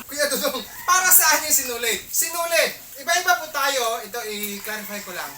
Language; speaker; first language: Filipino; non-native, local second language; Cebuano